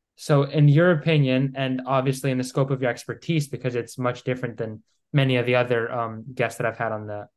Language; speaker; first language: English; non-native, fluent; Greek